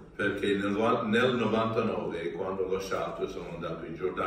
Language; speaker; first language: Italian; non-native, learner; English